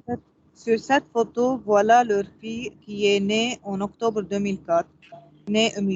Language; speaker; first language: French; non-native, learner; Arabic